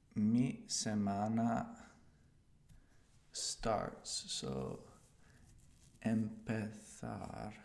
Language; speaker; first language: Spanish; non-native, learner; English